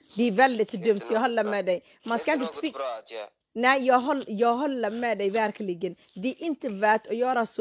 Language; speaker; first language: Swedish; non-native, fluent; Somali